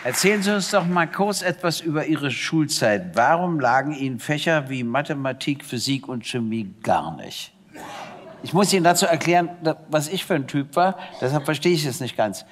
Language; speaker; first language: German; native; German